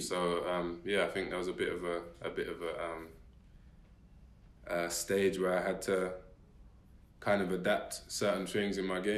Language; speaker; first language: English; native; English